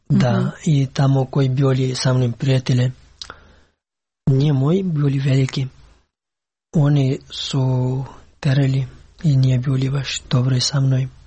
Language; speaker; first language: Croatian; non-native, learner; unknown